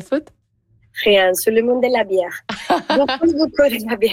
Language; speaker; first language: French; non-native, learner; Spanish